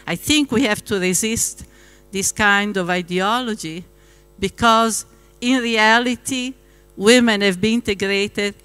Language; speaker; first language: English; non-native, fluent; Italian